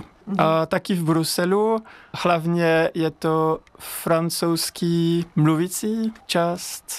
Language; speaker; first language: Czech; non-native, fluent; French